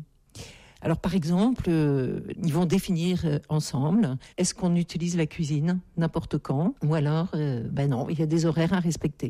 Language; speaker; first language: French; native; French